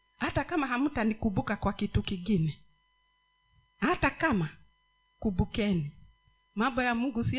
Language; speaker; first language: Swahili; non-native, local second language; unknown